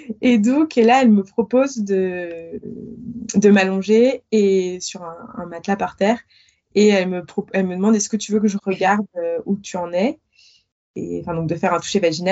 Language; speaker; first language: French; native; French